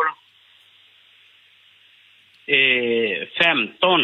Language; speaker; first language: Swedish; non-native, learner; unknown